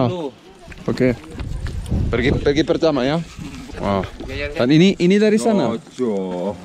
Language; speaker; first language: Indonesian; non-native, learner; English